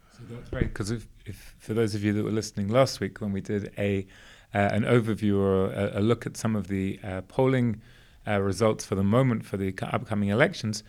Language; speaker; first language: English; native; English